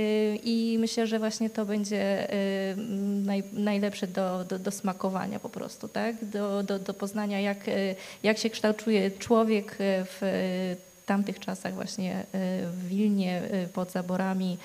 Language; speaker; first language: Polish; native; Polish